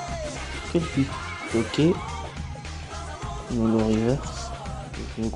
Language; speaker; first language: French; native; French